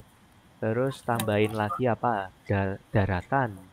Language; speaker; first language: Indonesian; native; Indonesian